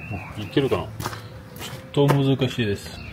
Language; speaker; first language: Japanese; non-native, learner; French